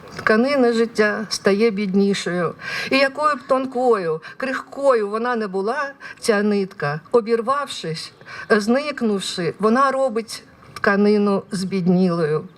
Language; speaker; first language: Ukrainian; native; Ukrainian